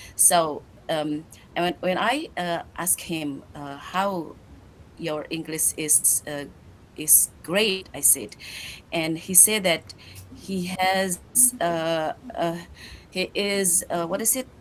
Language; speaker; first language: English; non-native, learner; Indonesian